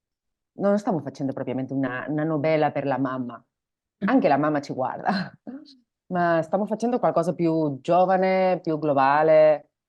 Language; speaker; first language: Italian; non-native, learner; Spanish